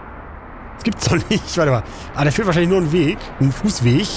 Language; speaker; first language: German; native; German